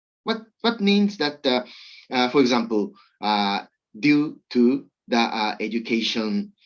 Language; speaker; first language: English; non-native, learner; Japanese